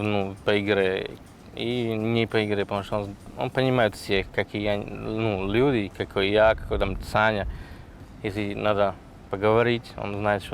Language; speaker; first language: Russian; non-native, fluent; Slovak